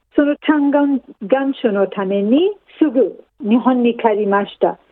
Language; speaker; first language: Japanese; non-native, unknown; English